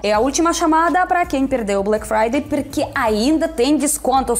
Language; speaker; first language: Portuguese; non-native, fluent; Russian